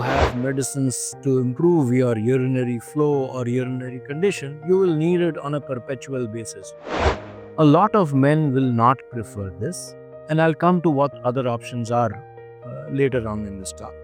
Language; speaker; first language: English; non-native, local second language; Hindi